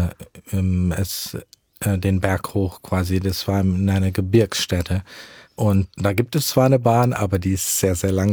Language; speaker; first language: German; early bilingual, heritage; German